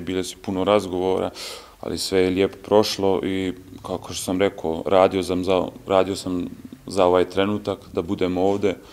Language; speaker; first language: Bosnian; early bilingual, heritage; Bosnian